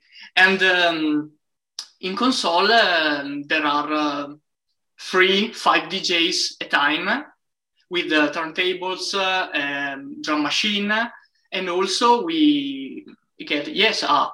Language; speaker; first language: English; non-native, learner; Italian